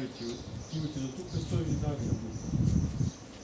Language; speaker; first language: Bulgarian; non-native, learner; Russian